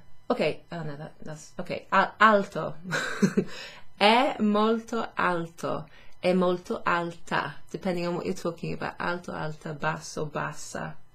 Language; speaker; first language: Italian; non-native, fluent; English